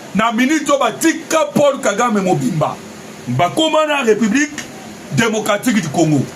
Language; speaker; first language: Lingala; native; Lingala